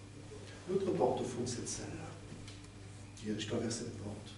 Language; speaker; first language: French; native; French